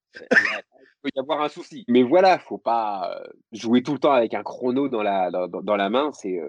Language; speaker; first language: French; native; French